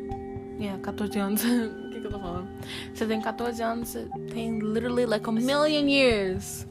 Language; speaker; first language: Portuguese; early bilingual, heritage; Portuguese